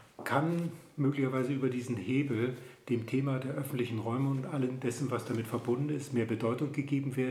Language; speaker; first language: German; native; German